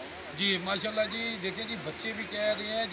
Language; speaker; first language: Urdu; native; Urdu